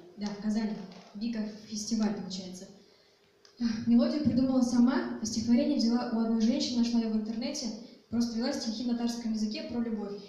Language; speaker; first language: Russian; non-native, local second language; Tatar